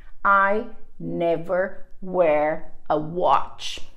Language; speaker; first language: English; non-native, fluent; Portuguese